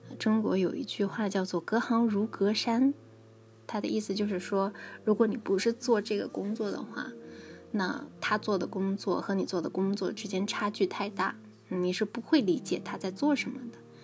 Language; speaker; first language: Chinese; native; Chinese